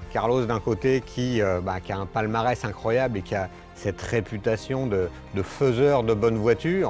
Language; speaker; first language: French; native; French